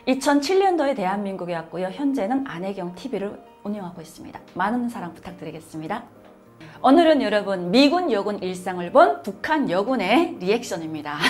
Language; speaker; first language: Korean; native; Korean